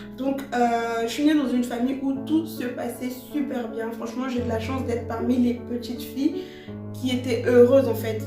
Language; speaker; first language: French; early bilingual, other home language; Lingala